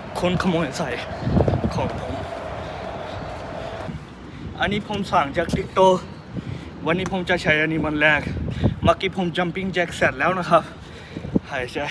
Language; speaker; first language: Thai; non-native, learner; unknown